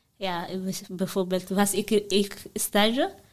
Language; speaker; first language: Dutch; non-native, learner; Tigrinya